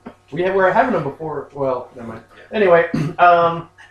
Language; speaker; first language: English; native; English